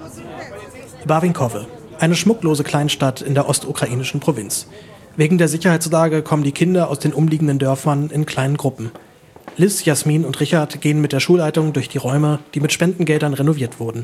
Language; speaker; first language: German; native; German